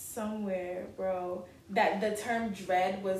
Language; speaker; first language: English; non-native, local second language; Akan